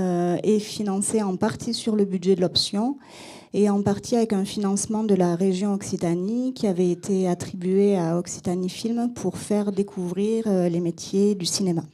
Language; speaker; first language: French; native; French